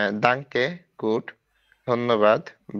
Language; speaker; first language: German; non-native, learner; Bangla